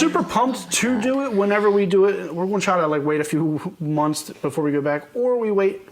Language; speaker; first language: English; native; English